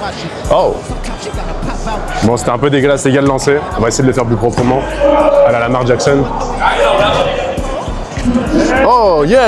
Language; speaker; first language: French; native; French